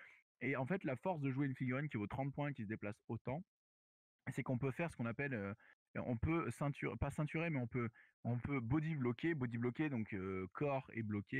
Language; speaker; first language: French; native; French